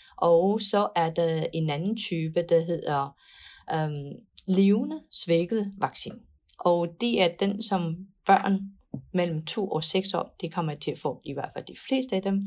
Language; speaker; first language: Danish; non-native, fluent; Chinese